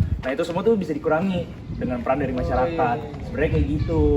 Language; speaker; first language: Indonesian; native; Indonesian